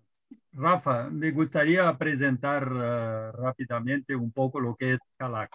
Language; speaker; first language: Spanish; non-native, fluent; Portuguese